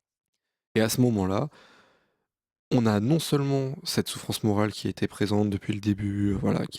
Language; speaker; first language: French; native; French